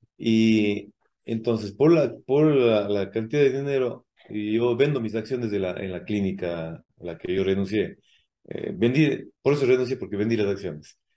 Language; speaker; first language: Spanish; native; Spanish